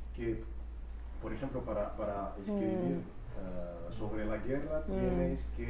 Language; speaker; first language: Spanish; non-native, fluent; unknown